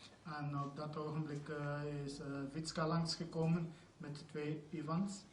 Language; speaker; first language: Dutch; non-native, fluent; Croatian